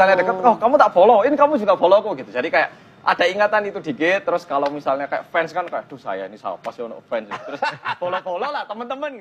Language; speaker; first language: Indonesian; early bilingual, other home language; Korean